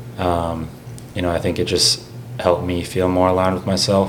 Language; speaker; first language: English; native; English